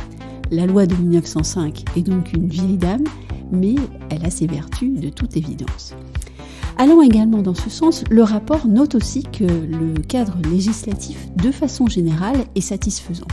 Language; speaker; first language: French; native; French